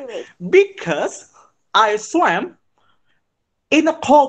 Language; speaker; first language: English; non-native, fluent; Indonesian